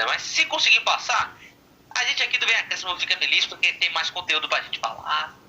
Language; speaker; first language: Portuguese; native; Portuguese